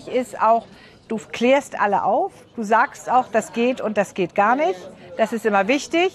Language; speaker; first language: German; native; German